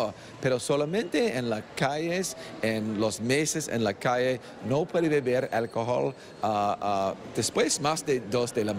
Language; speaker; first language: Spanish; non-native, learner; English